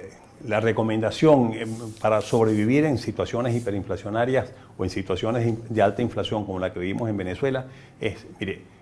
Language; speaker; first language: Spanish; native; Spanish